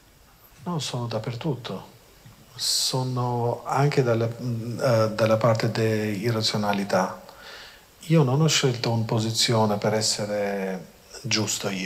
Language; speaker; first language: Italian; non-native, fluent; Albanian